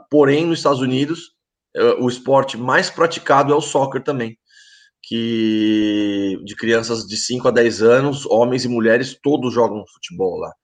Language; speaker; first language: Portuguese; native; Portuguese